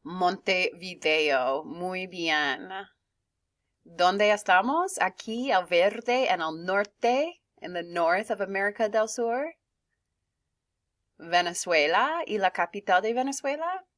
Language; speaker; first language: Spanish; non-native, fluent; English